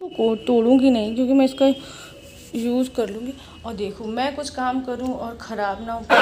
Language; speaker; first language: Hindi; native; Hindi